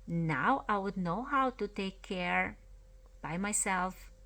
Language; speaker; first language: English; non-native, fluent; Albanian